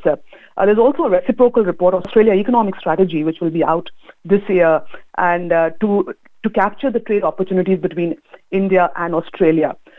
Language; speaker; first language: English; non-native, local second language; Hindi